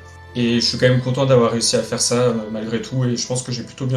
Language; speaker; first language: French; native; French